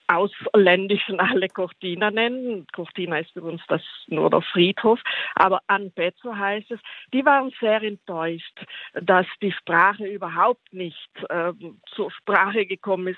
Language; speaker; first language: German; non-native, local second language; Ladin